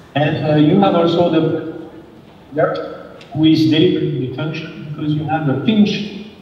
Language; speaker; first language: English; non-native, fluent; French